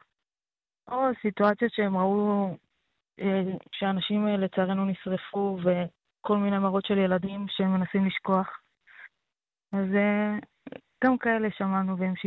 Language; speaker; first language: Hebrew; native; Hebrew